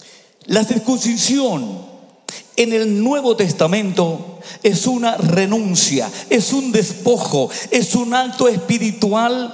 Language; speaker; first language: Spanish; native; Spanish